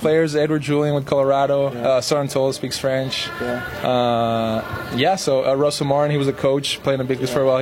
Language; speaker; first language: English; non-native, fluent; Spanish